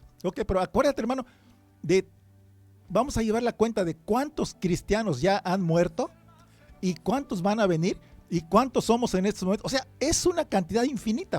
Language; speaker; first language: Spanish; native; Spanish